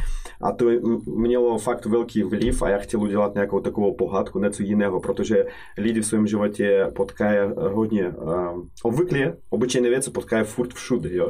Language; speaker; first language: Czech; non-native, fluent; Russian